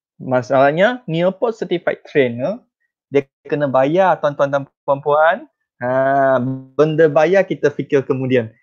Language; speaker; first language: Malay; non-native, local second language; Chinese